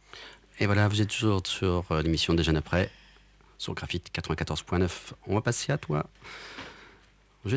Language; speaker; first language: French; native; French